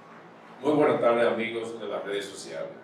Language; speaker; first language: Spanish; native; Spanish